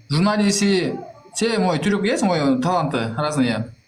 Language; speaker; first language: Russian; non-native, learner; Kyrgyz